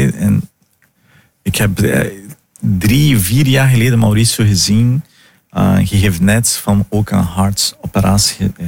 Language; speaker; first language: Dutch; non-native, fluent; Portuguese